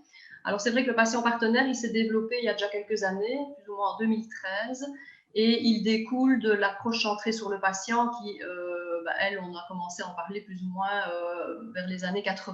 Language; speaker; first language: French; native; French